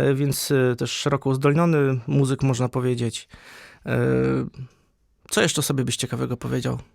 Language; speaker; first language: Polish; native; Polish